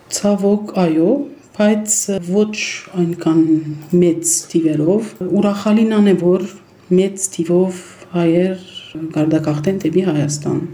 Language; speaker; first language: Armenian; early bilingual, heritage; Armenian